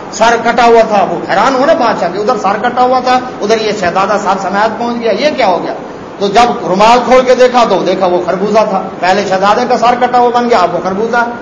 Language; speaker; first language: Urdu; non-native, local second language; Saraiki